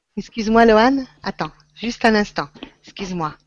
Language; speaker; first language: French; non-native, fluent; Spanish